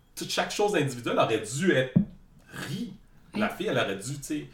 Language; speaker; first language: French; native; French